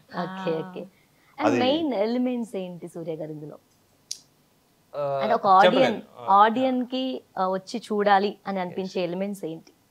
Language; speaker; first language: Telugu; native; Telugu